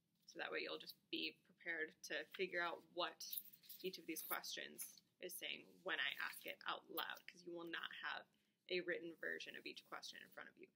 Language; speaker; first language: English; native; English